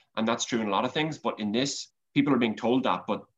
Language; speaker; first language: English; native; English